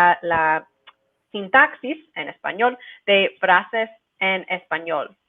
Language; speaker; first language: Spanish; non-native, fluent; English